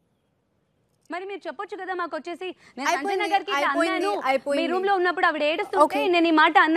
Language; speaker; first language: Telugu; native; Telugu